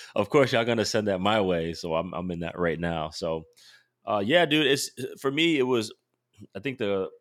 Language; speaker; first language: English; native; English